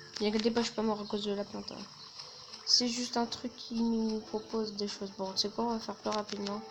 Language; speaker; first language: French; native; French